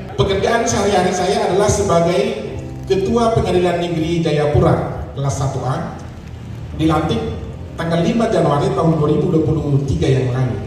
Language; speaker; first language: Indonesian; native; Indonesian